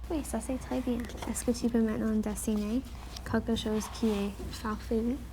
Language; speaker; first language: French; non-native, local second language; English